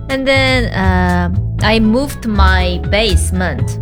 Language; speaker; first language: English; non-native, learner; Korean